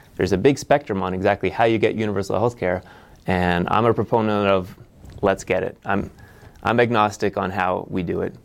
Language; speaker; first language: English; native; English